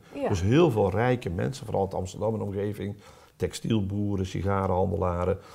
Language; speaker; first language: Dutch; native; Dutch